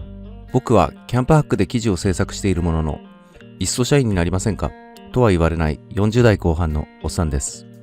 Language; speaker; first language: Japanese; native; Japanese